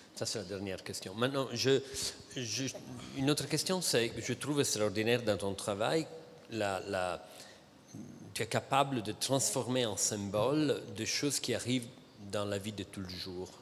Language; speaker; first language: French; non-native, fluent; Italian